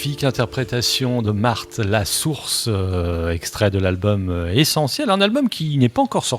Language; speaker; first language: French; native; French